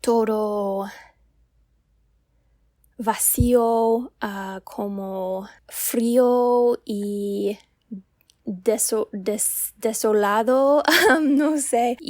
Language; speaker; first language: Spanish; non-native, learner; English